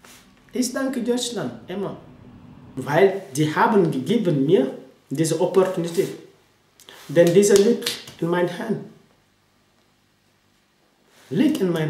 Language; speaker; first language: German; non-native, learner; French